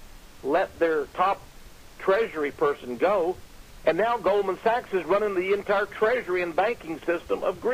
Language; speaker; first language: English; native; English